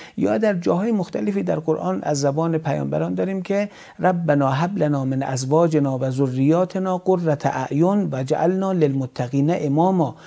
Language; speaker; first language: Persian; native; Persian